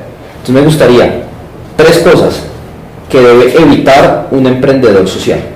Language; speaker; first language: Spanish; native; Spanish